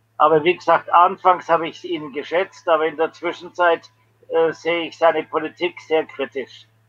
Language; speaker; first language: German; native; German